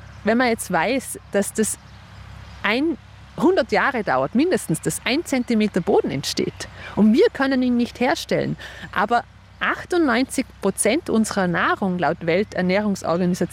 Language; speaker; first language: German; native; German